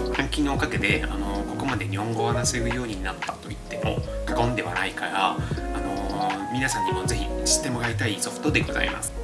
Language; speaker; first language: Japanese; non-native, fluent; Italian